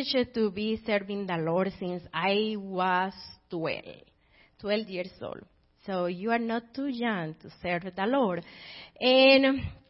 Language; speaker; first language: English; non-native, fluent; Spanish